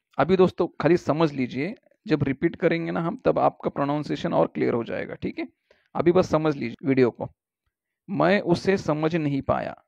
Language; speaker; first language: Hindi; native; Hindi